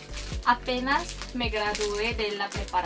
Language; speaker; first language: Spanish; non-native, fluent; Korean